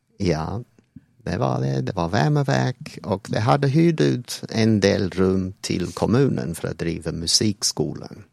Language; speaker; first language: Swedish; non-native, fluent; English